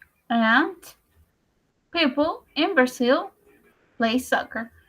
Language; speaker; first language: English; non-native, learner; Spanish